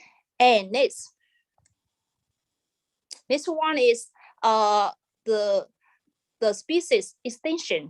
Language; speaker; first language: English; non-native, fluent; Vietnamese